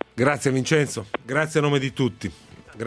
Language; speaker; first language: Italian; native; Italian